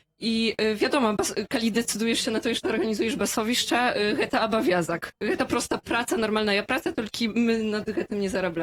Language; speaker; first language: Polish; non-native, learner; Belarusian